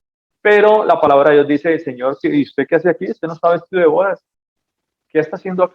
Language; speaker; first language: Spanish; native; Spanish